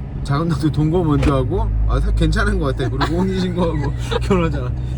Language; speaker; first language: Korean; native; Korean